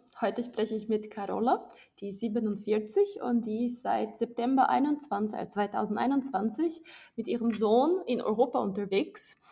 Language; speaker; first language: German; non-native, fluent; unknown